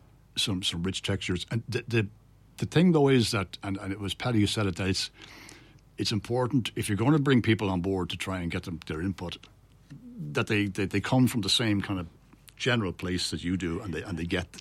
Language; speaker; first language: English; native; English